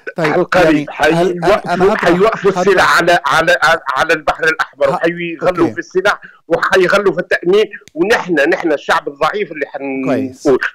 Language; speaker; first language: Arabic; native; Arabic